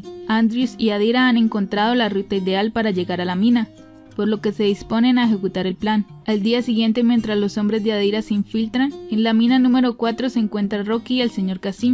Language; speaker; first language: Spanish; native; Spanish